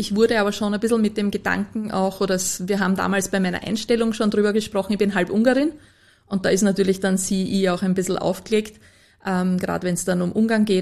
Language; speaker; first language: German; native; German